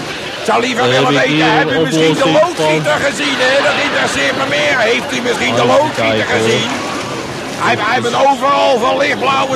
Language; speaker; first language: Dutch; native; Dutch